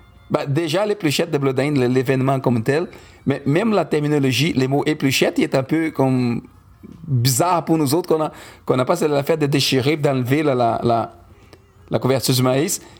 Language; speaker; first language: French; non-native, fluent; Portuguese